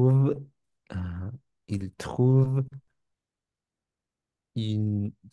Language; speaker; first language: French; non-native, learner; English